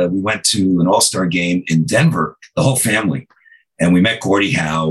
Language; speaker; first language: English; native; English